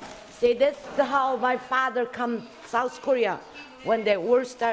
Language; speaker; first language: English; non-native, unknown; Korean